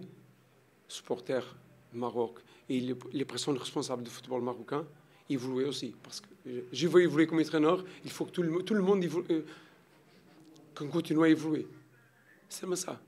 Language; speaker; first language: French; non-native, learner; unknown